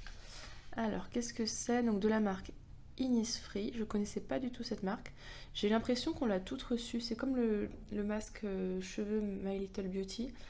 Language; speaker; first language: French; native; French